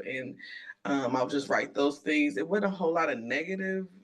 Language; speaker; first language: English; native; English